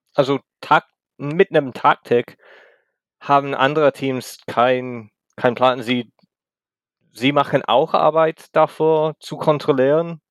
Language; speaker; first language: German; non-native, learner; English